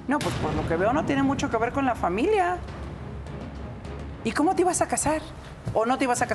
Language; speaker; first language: Spanish; native; Spanish